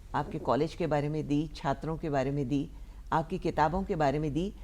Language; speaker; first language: Hindi; non-native, local second language; Marathi